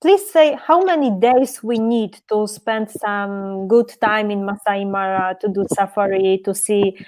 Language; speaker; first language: English; non-native, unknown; Polish